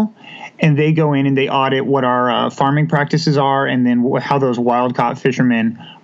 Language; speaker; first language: English; native; English